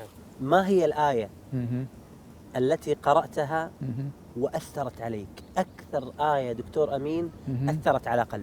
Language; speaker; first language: Arabic; native; Arabic